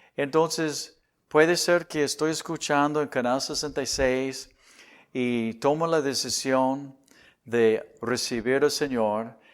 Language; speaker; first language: Spanish; non-native, fluent; English